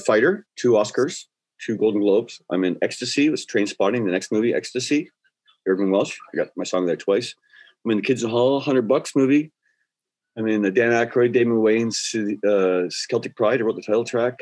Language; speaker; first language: English; native; English